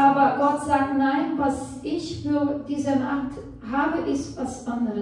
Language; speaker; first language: German; non-native, fluent; Portuguese